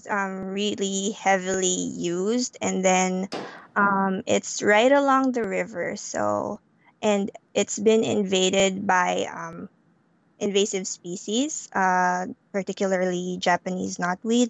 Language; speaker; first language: English; non-native, local second language; Filipino